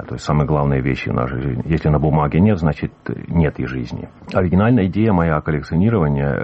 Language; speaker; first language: Russian; native; Russian